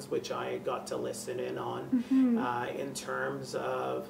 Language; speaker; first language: English; native; English